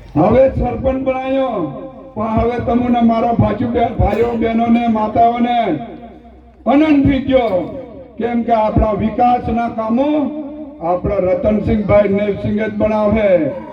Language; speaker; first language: Gujarati; non-native, local second language; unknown